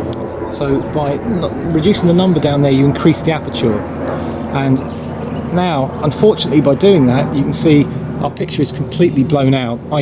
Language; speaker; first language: English; native; English